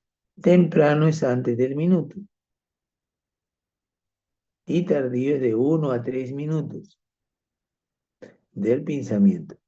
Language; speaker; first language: Spanish; native; Spanish